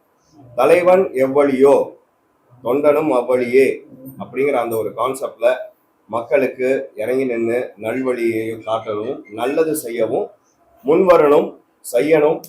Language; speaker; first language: Tamil; native; Tamil